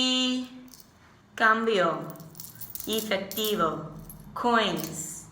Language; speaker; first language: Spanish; non-native, learner; English